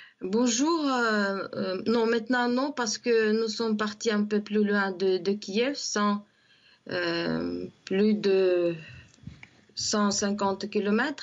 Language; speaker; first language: French; non-native, fluent; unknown